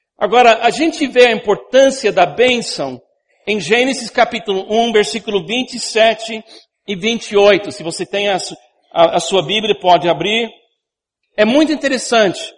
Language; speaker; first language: Portuguese; non-native, fluent; English